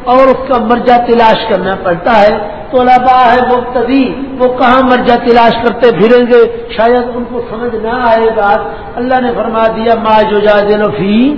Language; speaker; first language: Urdu; non-native, local second language; Punjabi